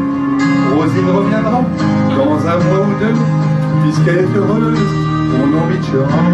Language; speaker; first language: French; native; French